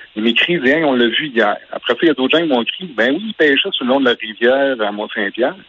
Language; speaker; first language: French; native; French